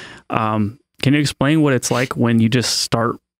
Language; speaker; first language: English; native; English